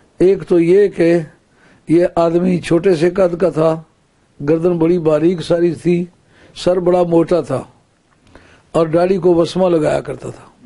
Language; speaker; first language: Urdu; non-native, local second language; Punjabi